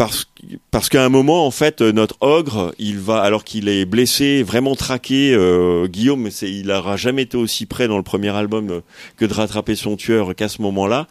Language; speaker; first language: French; native; French